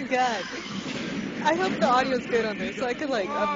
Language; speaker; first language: English; native; English